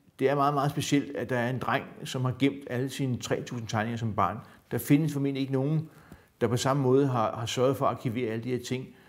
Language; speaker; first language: Danish; native; Danish